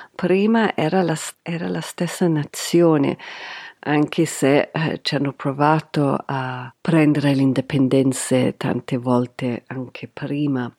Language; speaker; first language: Italian; non-native, fluent; English